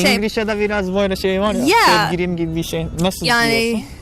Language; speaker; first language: Turkish; non-native, learner; Japanese